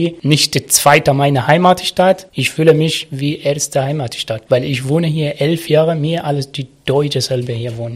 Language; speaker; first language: German; non-native, learner; Arabic